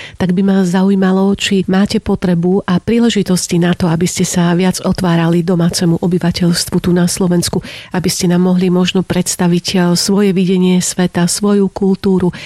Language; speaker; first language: Slovak; native; Slovak